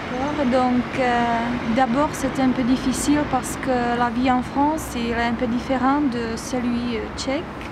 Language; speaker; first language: French; non-native, fluent; Czech